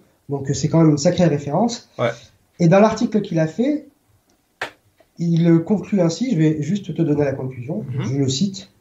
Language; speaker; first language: French; native; French